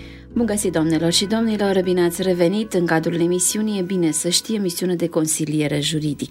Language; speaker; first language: Romanian; native; Romanian